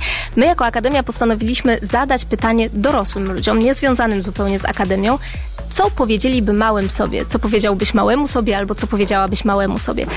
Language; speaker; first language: Polish; native; Polish